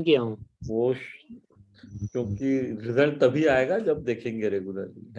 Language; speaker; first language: Hindi; native; Hindi